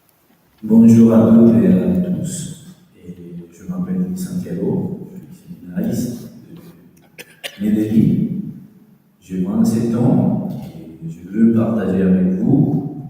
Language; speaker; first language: French; non-native, fluent; Spanish